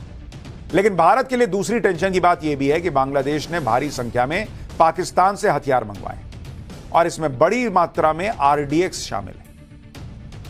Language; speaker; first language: Hindi; native; Hindi